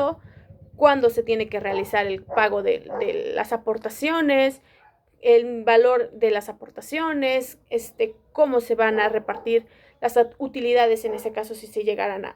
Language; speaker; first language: Spanish; native; Spanish